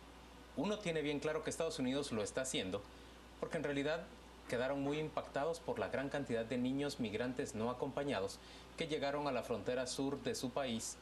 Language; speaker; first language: Spanish; native; Spanish